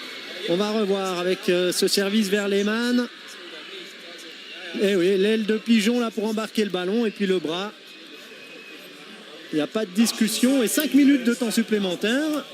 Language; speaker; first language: French; native; French